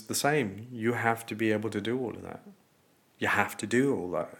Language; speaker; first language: English; native; English